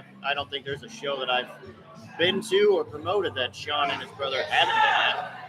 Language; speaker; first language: English; native; English